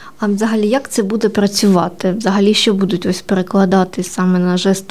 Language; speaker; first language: Ukrainian; native; Ukrainian